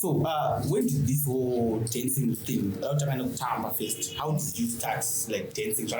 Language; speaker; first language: English; non-native, local second language; Shona